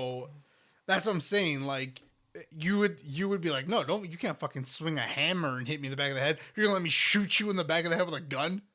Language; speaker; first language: English; native; English